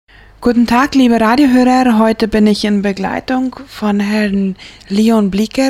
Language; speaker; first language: German; non-native, local second language; Plautdietsch